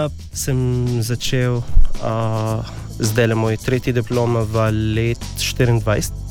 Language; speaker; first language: Slovenian; non-native, learner; English